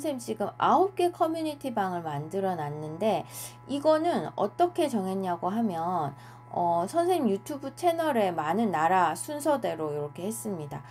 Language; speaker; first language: Korean; native; Korean